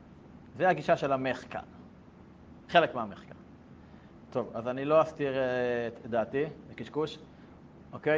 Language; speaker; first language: Hebrew; native; Hebrew